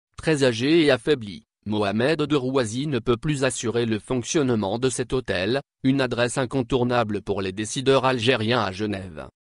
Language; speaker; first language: French; non-native, local second language; Arabic